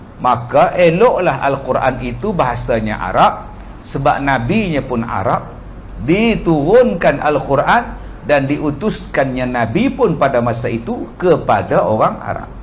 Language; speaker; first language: Malay; native; Malay